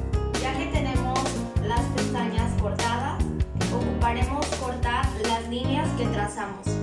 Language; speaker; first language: Spanish; native; Spanish